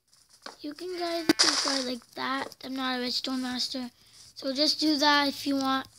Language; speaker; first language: English; native; English